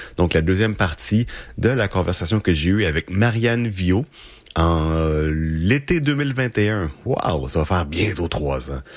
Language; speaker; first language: French; native; French